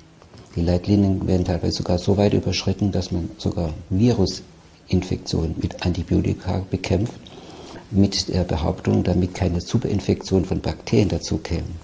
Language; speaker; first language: German; native; German